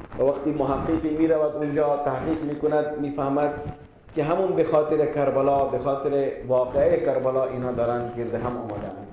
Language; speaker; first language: Persian; non-native, fluent; Arabic